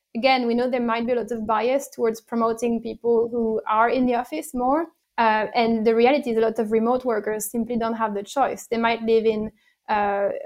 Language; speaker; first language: English; non-native, fluent; French